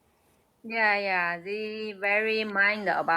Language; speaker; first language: English; non-native, learner; Chinese